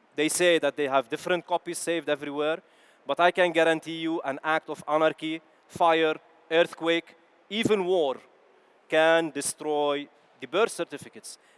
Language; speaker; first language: English; non-native, fluent; Arabic